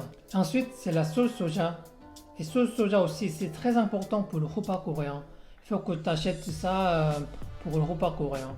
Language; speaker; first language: French; non-native, learner; Korean